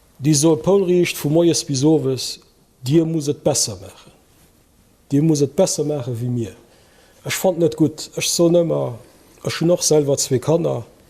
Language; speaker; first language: Luxembourgish; early bilingual, other home language; Kabuverdianu